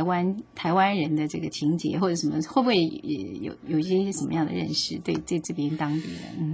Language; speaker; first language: Chinese; native; Chinese